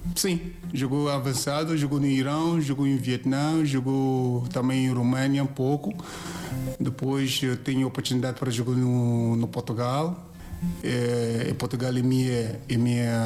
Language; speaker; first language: Portuguese; non-native, learner; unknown